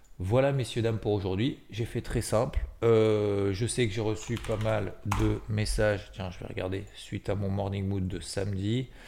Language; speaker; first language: French; native; French